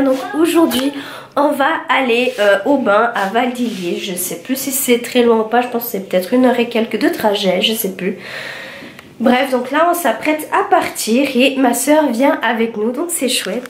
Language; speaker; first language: French; early bilingual, other home language; Portuguese